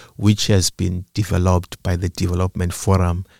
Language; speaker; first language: English; non-native, local second language; Xhosa